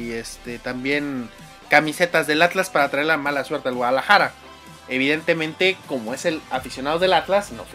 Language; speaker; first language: Spanish; native; Spanish